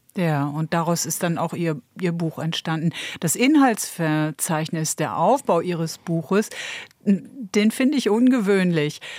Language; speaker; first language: German; native; German